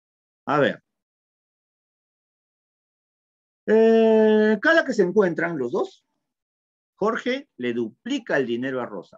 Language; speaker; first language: Spanish; native; Spanish